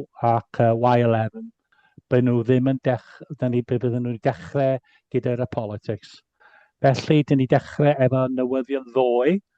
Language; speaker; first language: Welsh; non-native, fluent; English